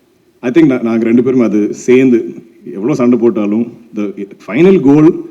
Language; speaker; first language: Tamil; non-native, local second language; Malayalam